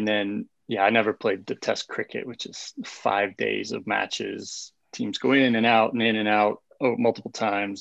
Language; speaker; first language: English; native; English